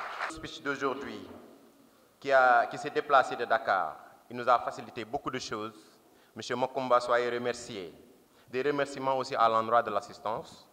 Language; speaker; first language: French; non-native, local second language; Wolof